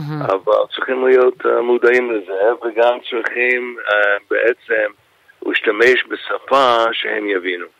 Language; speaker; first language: Hebrew; non-native, fluent; English